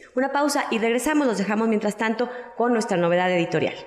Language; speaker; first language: Spanish; native; Spanish